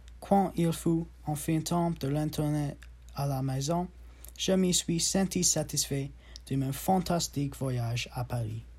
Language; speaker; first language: French; non-native, learner; English